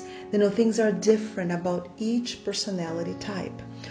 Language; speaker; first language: English; non-native, fluent; Portuguese